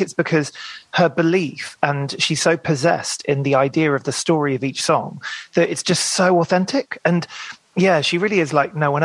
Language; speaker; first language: English; native; English